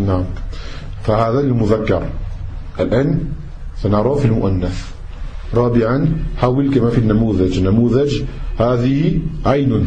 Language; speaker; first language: Arabic; non-native, fluent; French